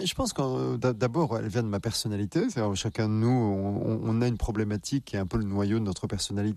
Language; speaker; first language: French; native; French